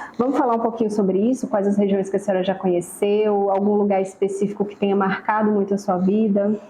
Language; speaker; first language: Portuguese; native; Portuguese